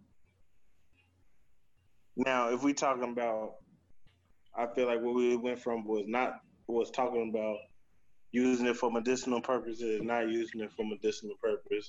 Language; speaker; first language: English; native; English